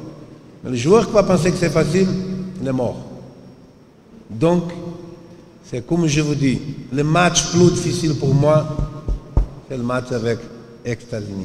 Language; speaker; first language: French; non-native, learner; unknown